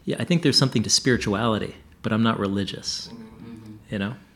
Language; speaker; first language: English; native; English